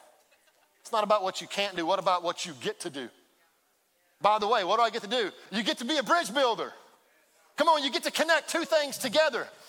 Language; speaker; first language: English; native; English